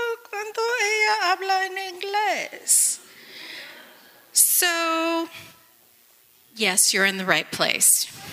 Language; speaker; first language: Spanish; early bilingual, heritage; Spanish